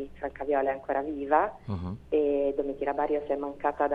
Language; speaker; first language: Italian; native; Italian